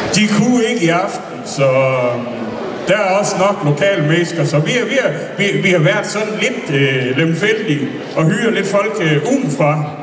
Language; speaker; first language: Danish; native; Danish